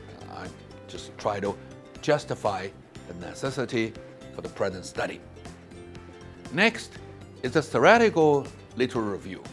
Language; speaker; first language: English; non-native, fluent; Chinese